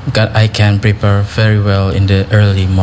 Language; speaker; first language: English; non-native, learner; Indonesian